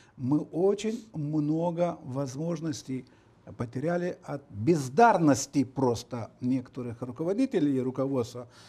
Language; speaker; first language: Russian; non-native, local second language; Romanian